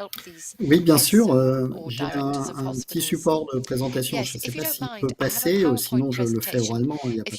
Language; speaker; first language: French; native; French